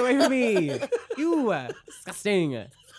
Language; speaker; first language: English; native; English